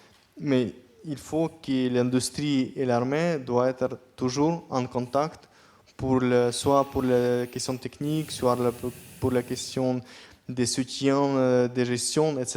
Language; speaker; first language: French; non-native, fluent; Ukrainian